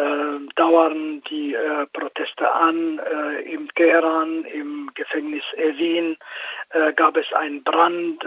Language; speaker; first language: German; non-native, fluent; Kurdish